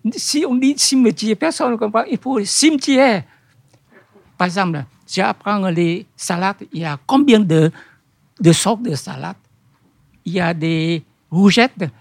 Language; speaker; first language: French; non-native, fluent; Vietnamese